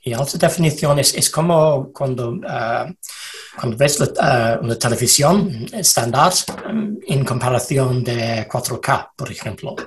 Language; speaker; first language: Spanish; non-native, learner; English